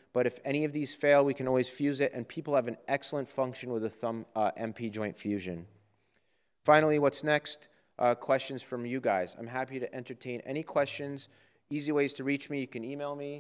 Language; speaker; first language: English; native; English